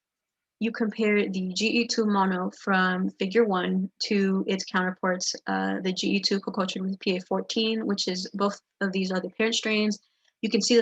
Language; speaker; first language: English; native; English